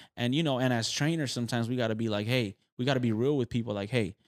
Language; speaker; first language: English; native; English